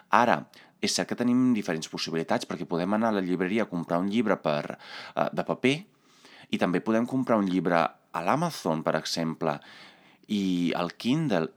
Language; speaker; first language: Catalan; non-native, fluent; Italian